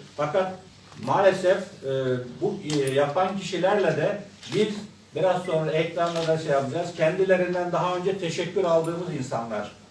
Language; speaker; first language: Turkish; native; Turkish